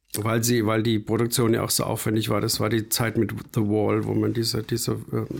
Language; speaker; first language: German; native; German